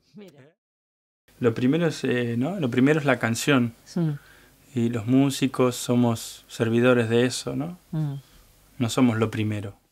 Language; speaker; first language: Spanish; native; Spanish